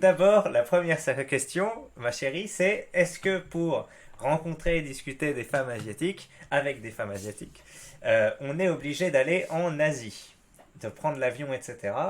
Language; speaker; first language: French; native; French